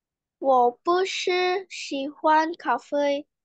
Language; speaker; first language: Chinese; non-native, learner; Indonesian